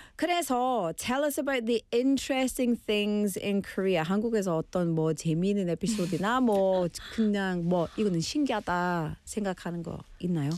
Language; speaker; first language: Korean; non-native, fluent; English